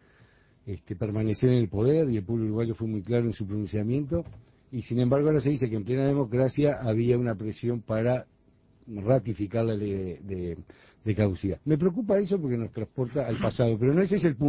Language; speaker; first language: Spanish; native; Spanish